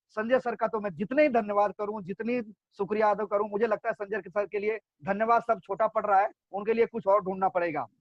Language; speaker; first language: Hindi; native; Hindi